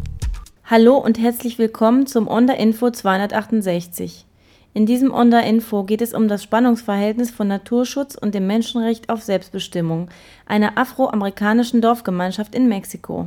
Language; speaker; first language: German; native; German